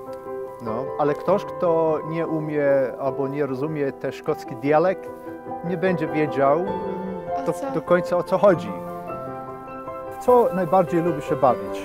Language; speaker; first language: Polish; non-native, learner; English